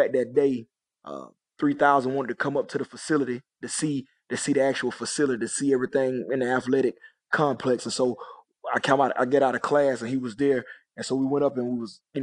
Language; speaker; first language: English; native; English